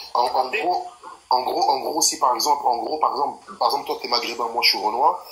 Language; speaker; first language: French; early bilingual, other home language; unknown